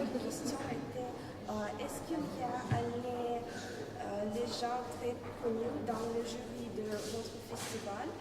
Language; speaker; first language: French; non-native, learner; Russian